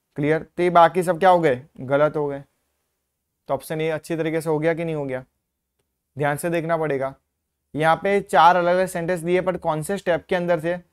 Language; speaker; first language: Hindi; non-native, local second language; Gujarati